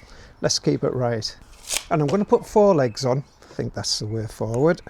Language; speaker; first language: English; native; English